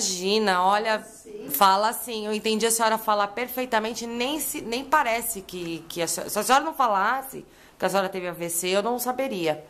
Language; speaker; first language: Portuguese; native; Portuguese